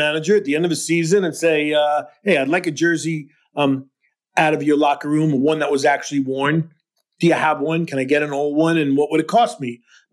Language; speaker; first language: English; native; English